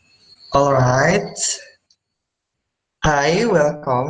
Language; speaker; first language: English; non-native, learner; Indonesian